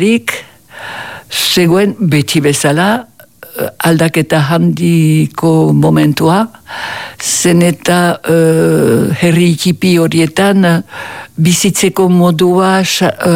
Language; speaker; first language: Basque; native; Basque